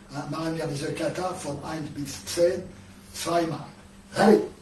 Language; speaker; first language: German; non-native, learner; French